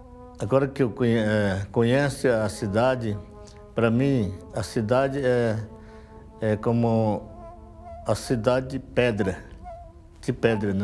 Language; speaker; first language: Portuguese; non-native, local second language; Yanomámi